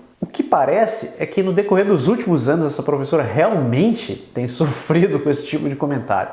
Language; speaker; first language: Portuguese; native; Portuguese